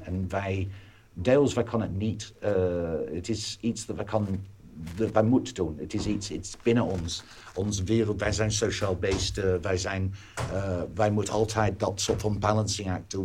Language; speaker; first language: Dutch; non-native, fluent; English